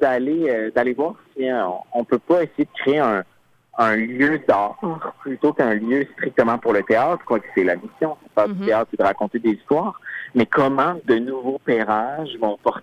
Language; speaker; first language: French; native; French